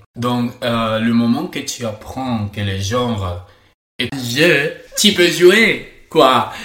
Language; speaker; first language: French; non-native, learner; Spanish